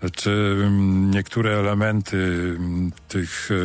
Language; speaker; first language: Polish; native; Polish